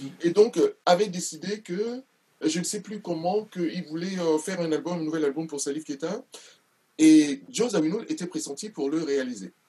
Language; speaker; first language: French; non-native, local second language; Duala